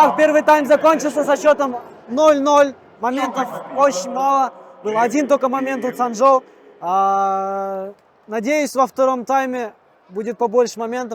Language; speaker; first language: Russian; native; Russian